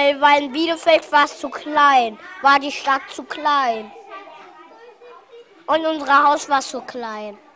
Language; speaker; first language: German; early bilingual, other home language; French